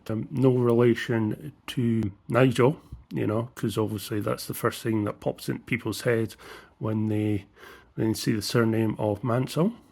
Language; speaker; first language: English; native; English